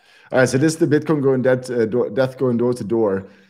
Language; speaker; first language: English; non-native, fluent; Norwegian